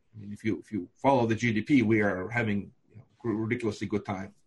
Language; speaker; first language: English; non-native, fluent; Russian